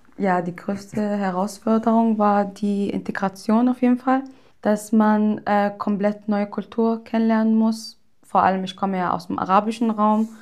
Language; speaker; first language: German; early bilingual, other home language; Arabic